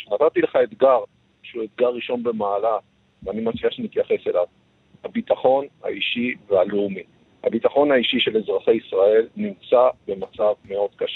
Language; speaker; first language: Hebrew; native; Hebrew